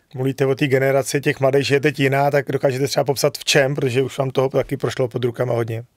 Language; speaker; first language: Czech; native; Czech